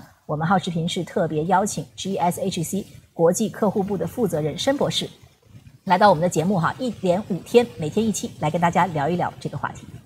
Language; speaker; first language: Chinese; native; Chinese